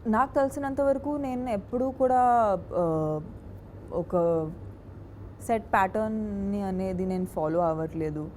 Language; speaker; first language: Telugu; non-native, fluent; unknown